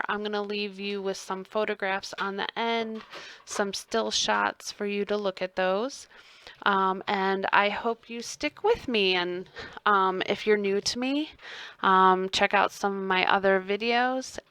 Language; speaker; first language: English; native; English